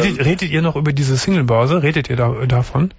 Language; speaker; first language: German; native; German